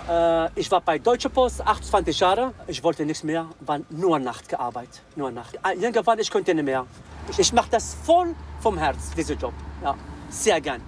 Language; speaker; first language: German; non-native, learner; Arabic